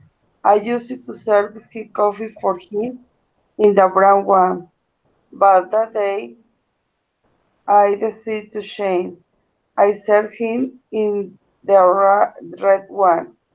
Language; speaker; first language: English; non-native, learner; Spanish